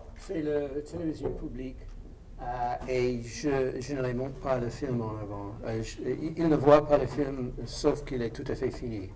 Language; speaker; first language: French; non-native, fluent; English